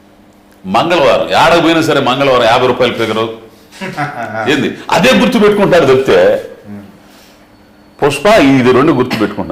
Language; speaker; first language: Telugu; native; Telugu